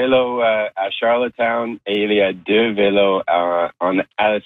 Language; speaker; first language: French; non-native, learner; English